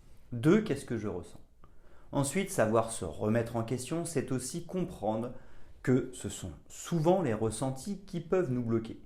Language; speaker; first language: French; native; French